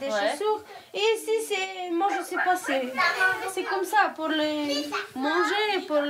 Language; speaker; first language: French; non-native, learner; Romanian